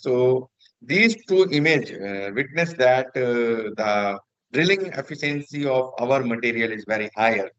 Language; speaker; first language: English; non-native, local second language; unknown